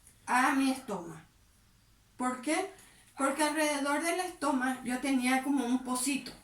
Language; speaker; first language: Spanish; native; Spanish